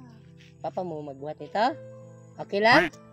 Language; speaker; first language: Filipino; non-native, local second language; Cebuano